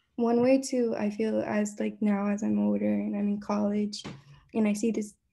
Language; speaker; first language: English; native; English